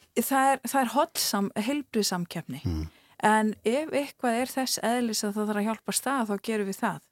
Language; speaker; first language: Icelandic; native; Icelandic